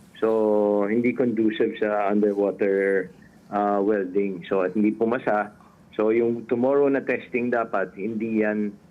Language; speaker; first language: Filipino; native; Filipino